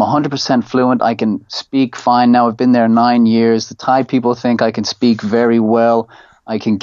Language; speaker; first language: English; native; English